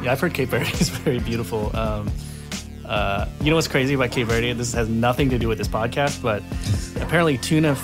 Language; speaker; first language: English; native; English